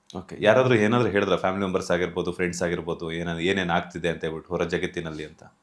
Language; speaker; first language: Kannada; native; Kannada